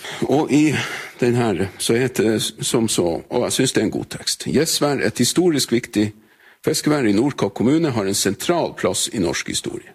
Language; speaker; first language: Norwegian; native; Norwegian